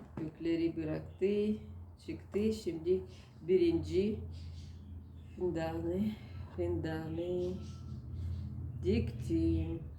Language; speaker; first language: Turkish; non-native, learner; Russian